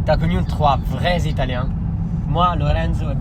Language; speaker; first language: French; non-native, fluent; Italian